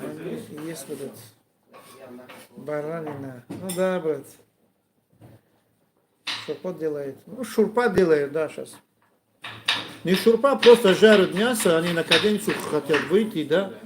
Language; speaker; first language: Russian; non-native, learner; Tajik